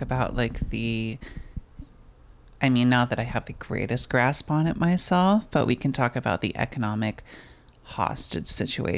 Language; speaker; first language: English; native; English